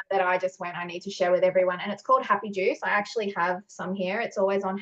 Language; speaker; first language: English; native; English